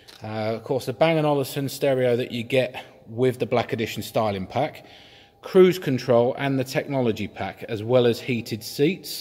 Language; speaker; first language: English; native; English